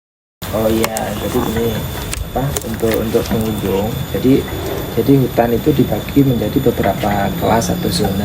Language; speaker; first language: Indonesian; native; Indonesian